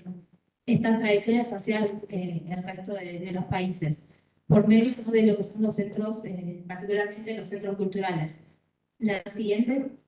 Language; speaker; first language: Spanish; native; Spanish